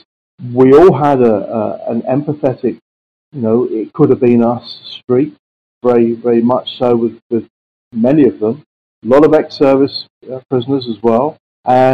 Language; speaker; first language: English; native; English